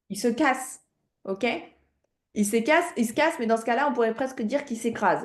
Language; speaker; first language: French; native; French